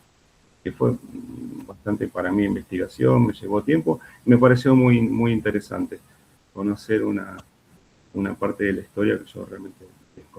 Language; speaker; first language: Spanish; native; Spanish